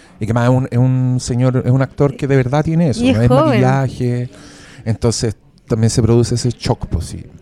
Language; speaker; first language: Spanish; native; Spanish